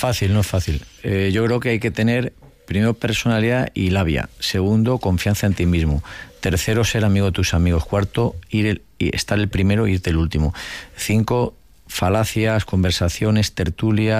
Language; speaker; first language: Spanish; native; Spanish